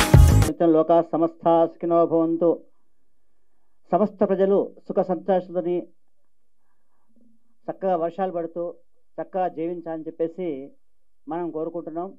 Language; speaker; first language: Telugu; native; Telugu